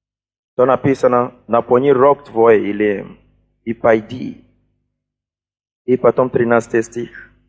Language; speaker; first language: Russian; non-native, fluent; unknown